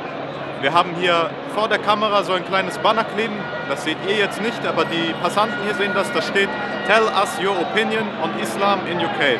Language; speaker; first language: German; native; German